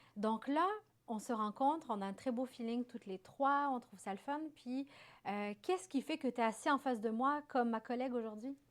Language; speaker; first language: French; native; French